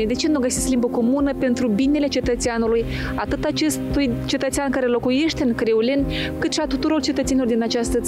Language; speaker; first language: Romanian; native; Romanian